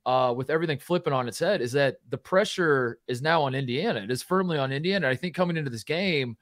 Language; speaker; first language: English; native; English